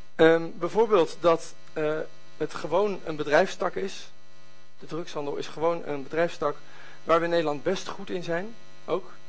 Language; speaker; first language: Dutch; native; Dutch